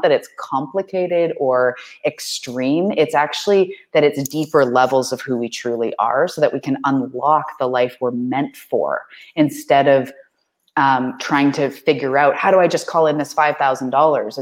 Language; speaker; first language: English; native; English